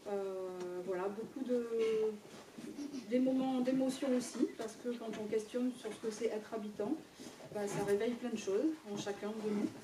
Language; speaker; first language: French; native; French